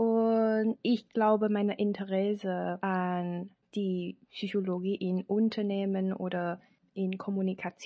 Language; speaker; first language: German; non-native, learner; Chinese